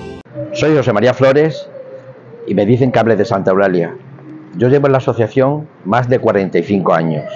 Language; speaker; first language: Spanish; native; Spanish